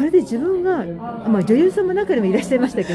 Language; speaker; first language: Japanese; native; Japanese